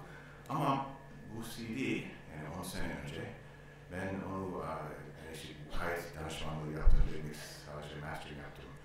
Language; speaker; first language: Turkish; non-native, learner; English